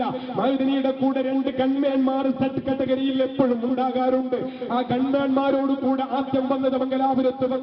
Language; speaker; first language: Malayalam; native; Malayalam